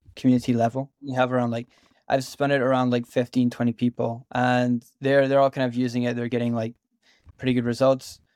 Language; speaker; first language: English; native; English